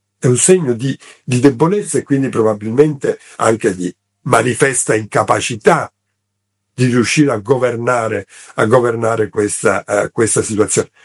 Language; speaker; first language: Italian; native; Italian